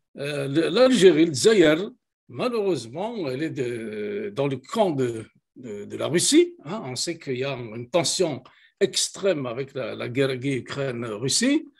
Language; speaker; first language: French; non-native, local second language; Kabyle